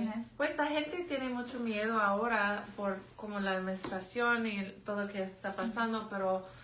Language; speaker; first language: Spanish; non-native, fluent; English